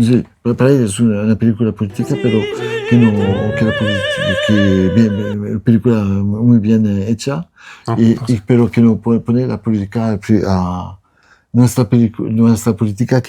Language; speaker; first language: Spanish; non-native, learner; French